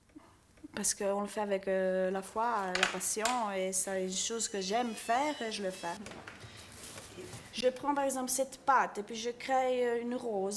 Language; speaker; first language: French; non-native, learner; Italian